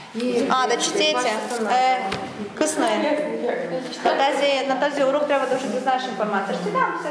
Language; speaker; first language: Bulgarian; non-native, fluent; Russian